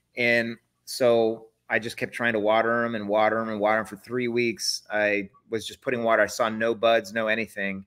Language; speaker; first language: English; native; English